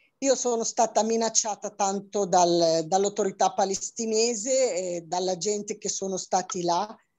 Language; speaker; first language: Italian; non-native, fluent; Arabic